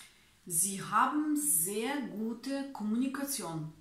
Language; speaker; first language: German; non-native, learner; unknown